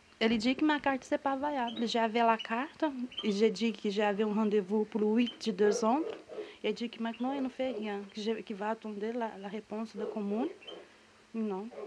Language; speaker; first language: French; non-native, learner; Portuguese